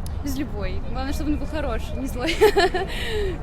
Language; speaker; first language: Russian; native; Russian